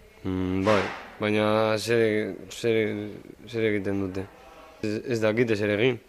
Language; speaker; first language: Basque; non-native, local second language; Spanish